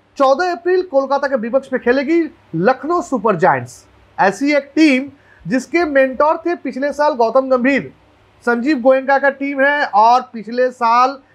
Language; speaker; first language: Hindi; non-native, local second language; Bangla